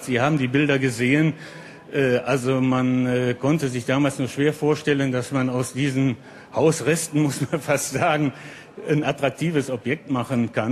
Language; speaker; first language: German; native; German